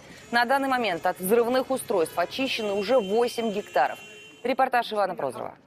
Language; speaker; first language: Russian; native; Russian